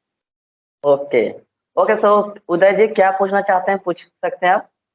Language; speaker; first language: Hindi; native; Hindi